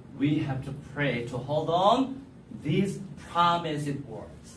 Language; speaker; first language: English; non-native, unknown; Korean